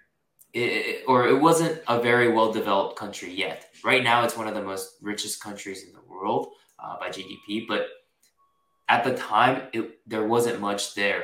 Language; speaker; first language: English; early bilingual, other home language; Japanese